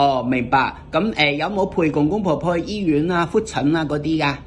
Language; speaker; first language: Cantonese; native; Cantonese